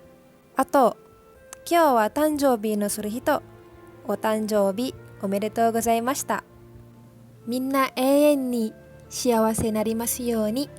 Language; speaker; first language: Japanese; non-native, learner; Malay